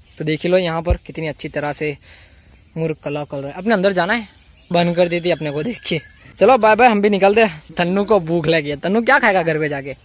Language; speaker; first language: Hindi; non-native, local second language; Gujarati